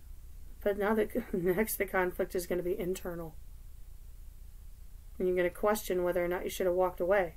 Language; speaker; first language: English; native; English